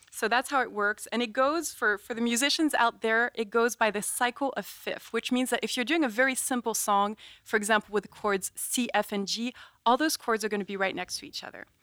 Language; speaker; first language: English; non-native, fluent; French